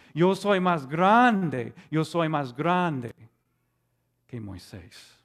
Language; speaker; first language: Spanish; non-native, fluent; English